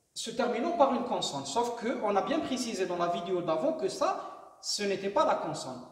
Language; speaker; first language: French; non-native, local second language; Arabic